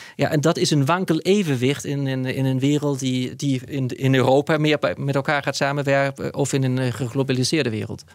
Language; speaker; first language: Dutch; non-native, fluent; Danish